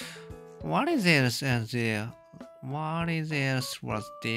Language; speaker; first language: English; non-native, learner; Japanese